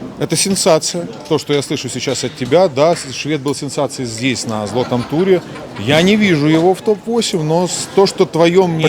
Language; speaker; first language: Russian; native; Russian